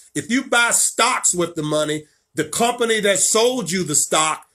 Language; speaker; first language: English; native; English